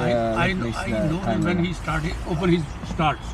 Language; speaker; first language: English; non-native, learner; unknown